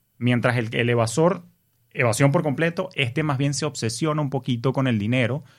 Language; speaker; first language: Spanish; native; Spanish